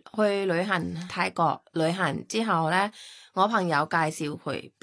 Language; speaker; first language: Cantonese; non-native, learner; Thai